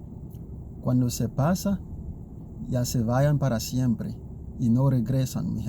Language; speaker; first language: Spanish; non-native, learner; Haitian Creole